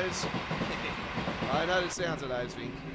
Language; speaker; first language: English; native; English